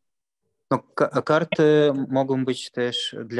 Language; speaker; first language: Polish; non-native, learner; Russian